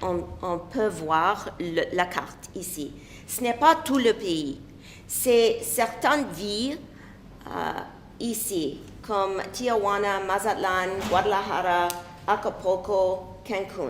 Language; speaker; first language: French; non-native, local second language; English